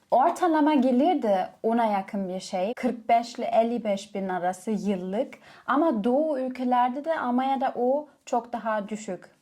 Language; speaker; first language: Turkish; non-native, fluent; German